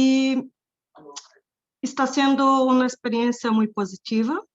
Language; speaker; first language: Spanish; non-native, fluent; Portuguese